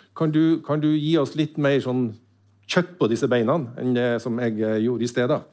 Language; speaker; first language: Norwegian; native; Norwegian